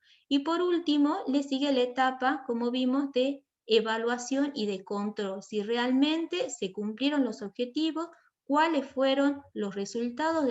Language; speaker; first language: Spanish; native; Spanish